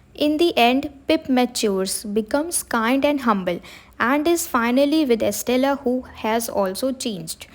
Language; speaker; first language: English; non-native, local second language; Hindi